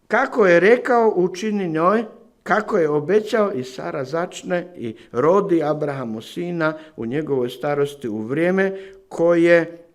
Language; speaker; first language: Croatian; non-native, fluent; Slovak